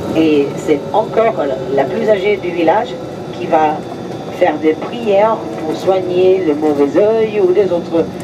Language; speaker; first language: French; non-native, fluent; Spanish